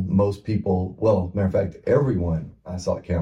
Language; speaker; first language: English; native; English